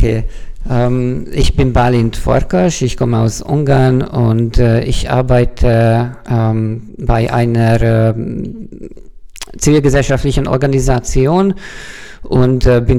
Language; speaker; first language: German; non-native, fluent; Hungarian